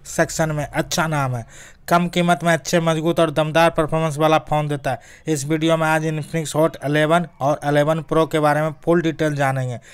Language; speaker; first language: Hindi; native; Hindi